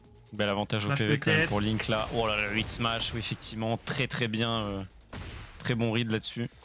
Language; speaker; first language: French; native; French